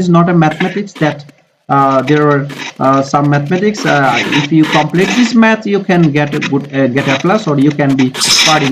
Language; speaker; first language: English; non-native, fluent; Bangla